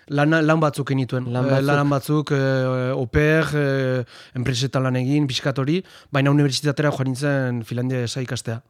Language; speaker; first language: Basque; non-native, local second language; Spanish